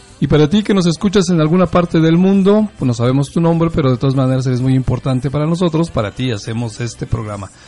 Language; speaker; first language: Spanish; native; Spanish